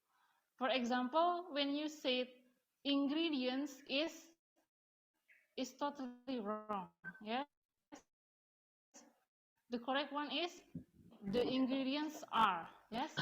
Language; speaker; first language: English; non-native, learner; Indonesian